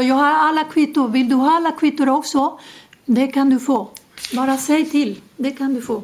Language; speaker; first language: Swedish; non-native, learner; Spanish